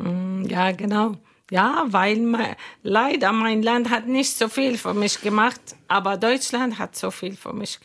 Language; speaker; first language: German; non-native, learner; Arabic